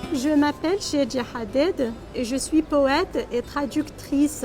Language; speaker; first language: French; non-native, local second language; Arabic